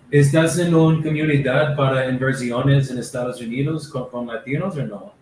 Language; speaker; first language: Spanish; non-native, learner; English